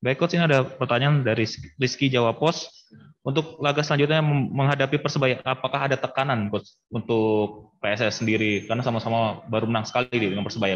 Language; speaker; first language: Indonesian; native; Indonesian